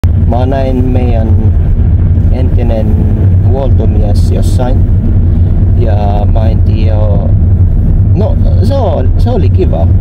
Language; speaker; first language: Finnish; non-native, learner; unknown